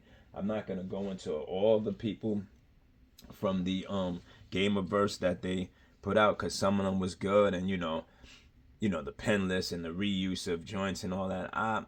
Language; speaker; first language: English; native; English